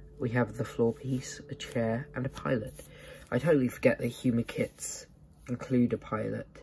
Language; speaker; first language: English; native; English